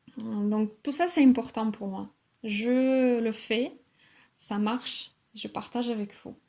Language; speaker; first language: French; non-native, fluent; Russian